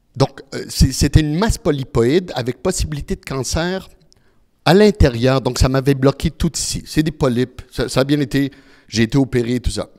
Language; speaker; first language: French; early bilingual, other home language; Italian